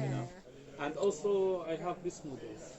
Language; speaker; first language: English; non-native, learner; Turkish